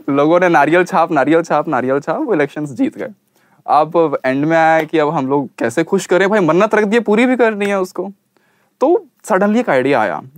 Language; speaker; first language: Hindi; native; Hindi